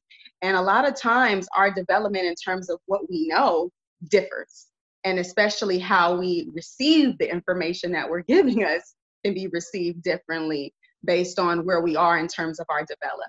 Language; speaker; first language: English; native; English